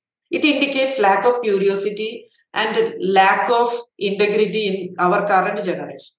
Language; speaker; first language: English; non-native, local second language; Malayalam